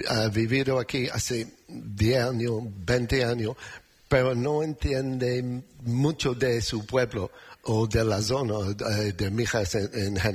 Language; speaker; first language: Spanish; non-native, fluent; English